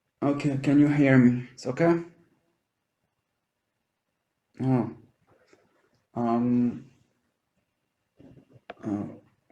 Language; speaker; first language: English; non-native, learner; French